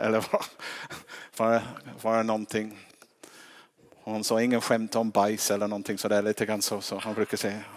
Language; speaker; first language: Swedish; non-native, fluent; English